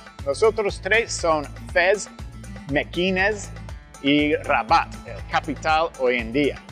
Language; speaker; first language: Spanish; non-native, fluent; English